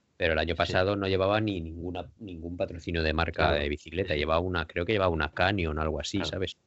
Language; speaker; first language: Spanish; native; Spanish